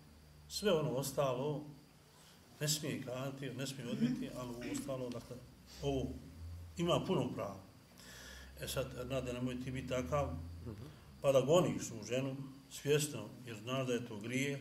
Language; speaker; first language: Bosnian; native; Bosnian